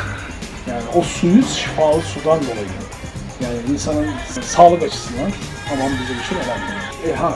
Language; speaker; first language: Turkish; native; Turkish